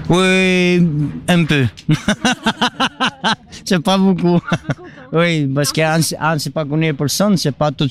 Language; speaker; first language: French; non-native, learner; Albanian